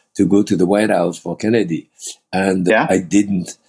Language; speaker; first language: English; non-native, fluent; French